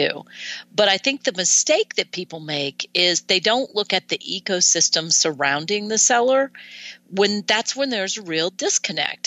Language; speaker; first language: English; native; English